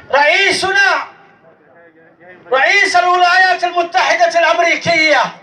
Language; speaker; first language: Arabic; non-native, fluent; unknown